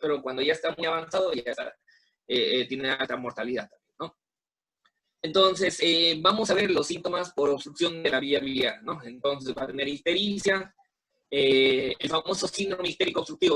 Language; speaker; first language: Spanish; native; Spanish